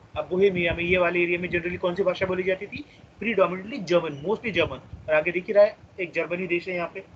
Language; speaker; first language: Hindi; non-native, local second language; Marathi